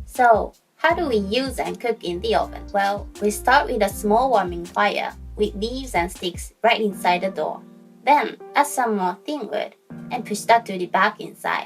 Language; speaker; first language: English; non-native, fluent; Japanese